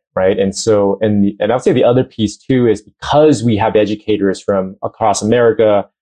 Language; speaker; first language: English; native; English